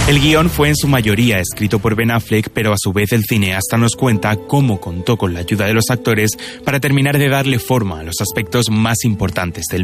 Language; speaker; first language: Spanish; native; Spanish